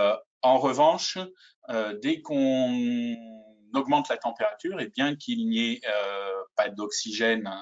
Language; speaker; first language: French; native; French